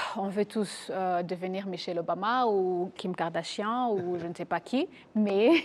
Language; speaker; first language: French; non-native, local second language; Kinyarwanda